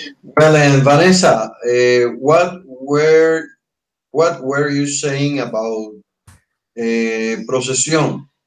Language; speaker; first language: English; non-native, fluent; Spanish